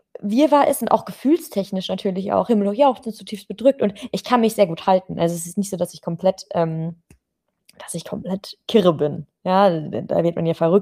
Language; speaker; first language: German; native; German